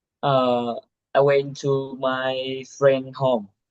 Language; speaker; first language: English; non-native, learner; Vietnamese